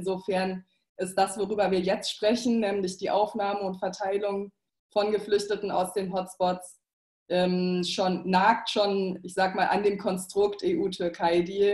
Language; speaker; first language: German; native; German